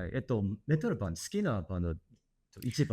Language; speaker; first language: Japanese; non-native, learner; English